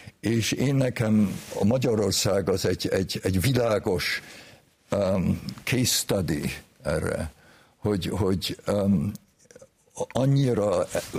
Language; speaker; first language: Hungarian; early bilingual, heritage; Hungarian